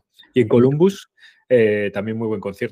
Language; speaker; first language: Spanish; native; Spanish